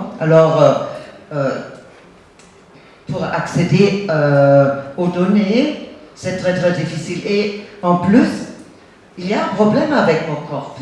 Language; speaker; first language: French; non-native, fluent; German